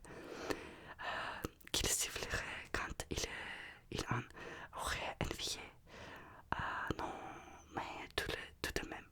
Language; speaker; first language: French; non-native, learner; Russian